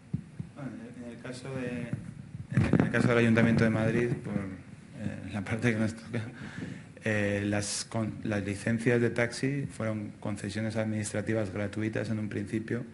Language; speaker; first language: Spanish; native; Spanish